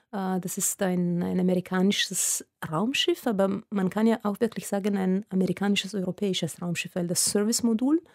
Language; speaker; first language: German; non-native, fluent; Italian